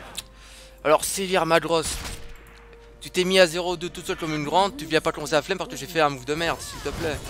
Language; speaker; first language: French; native; French